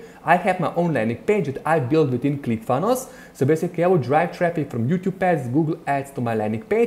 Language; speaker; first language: English; non-native, fluent; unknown